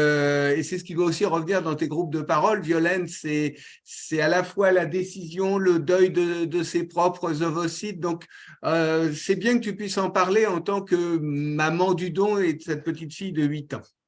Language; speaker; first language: French; native; French